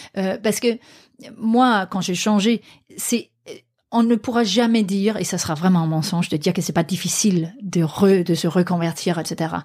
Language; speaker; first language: French; non-native, fluent; Danish